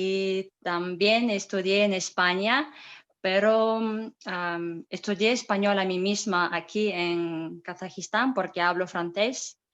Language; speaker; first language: Spanish; non-native, learner; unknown